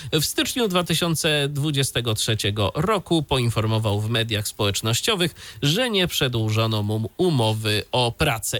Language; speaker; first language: Polish; native; Polish